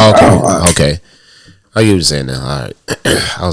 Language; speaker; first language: English; native; English